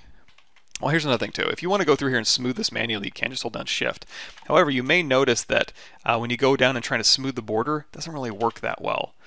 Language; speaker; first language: English; native; English